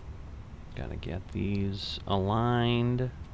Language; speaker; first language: English; native; English